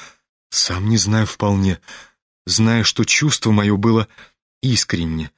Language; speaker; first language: Russian; native; Russian